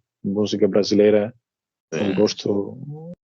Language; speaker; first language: Portuguese; non-native, learner; Spanish